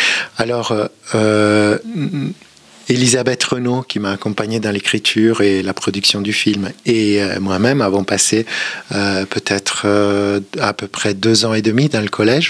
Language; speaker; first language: French; native; French